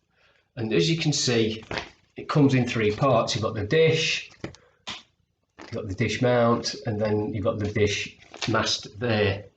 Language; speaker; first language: English; native; English